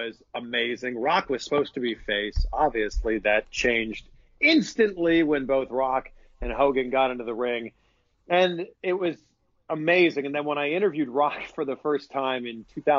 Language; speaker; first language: English; native; English